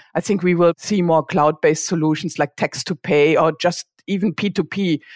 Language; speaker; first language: English; non-native, fluent; German